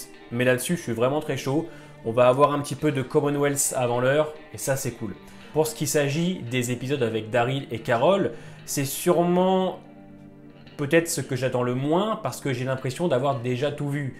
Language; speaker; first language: French; native; French